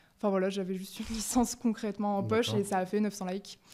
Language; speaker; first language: French; native; French